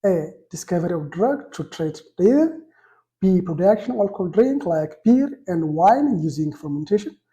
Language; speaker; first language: English; non-native, local second language; Amharic